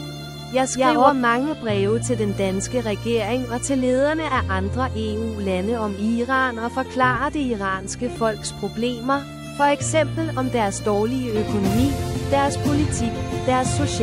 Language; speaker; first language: Danish; non-native, fluent; Persian